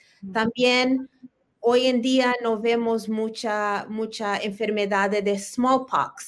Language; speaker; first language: Spanish; early bilingual, heritage; Spanish